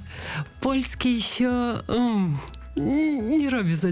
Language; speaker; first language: Polish; non-native, learner; Russian